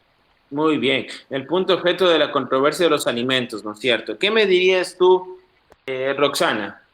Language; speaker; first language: Spanish; native; Spanish